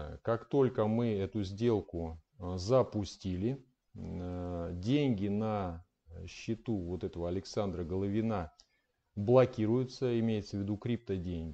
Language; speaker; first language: Russian; native; Russian